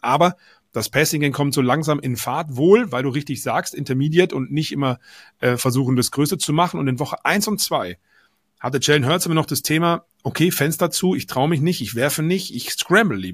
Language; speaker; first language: German; native; German